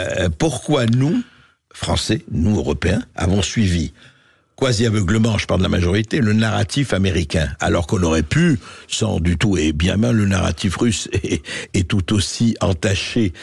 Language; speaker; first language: French; native; French